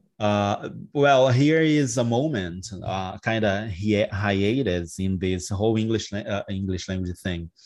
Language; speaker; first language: English; non-native, fluent; Portuguese